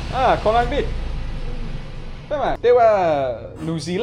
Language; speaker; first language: Thai; non-native, learner; English